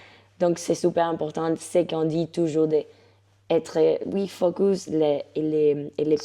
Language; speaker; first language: French; non-native, fluent; Spanish